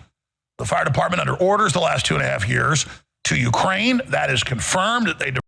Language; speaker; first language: English; native; English